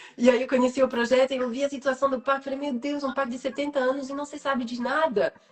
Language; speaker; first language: Portuguese; non-native, fluent; French